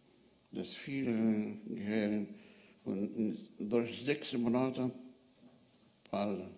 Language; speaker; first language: German; non-native, learner; Arabic